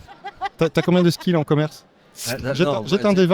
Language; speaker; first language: French; native; French